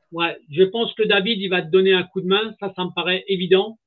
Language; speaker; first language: French; native; French